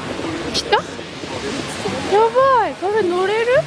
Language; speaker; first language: Korean; native; Korean